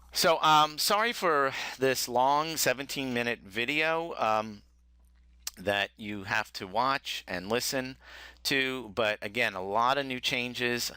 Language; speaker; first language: English; native; English